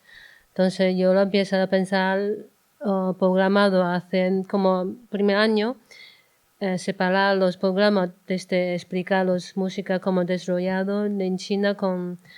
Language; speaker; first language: Spanish; non-native, learner; Chinese